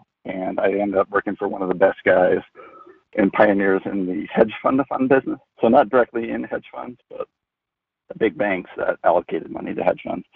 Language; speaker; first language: English; native; English